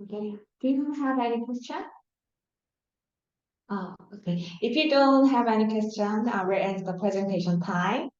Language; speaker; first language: English; non-native, learner; Korean